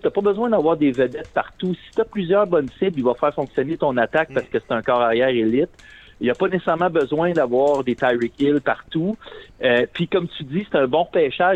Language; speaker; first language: French; native; French